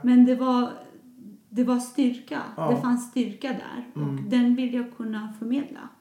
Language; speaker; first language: Swedish; non-native, fluent; Persian